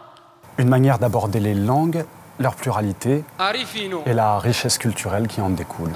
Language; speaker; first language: French; native; French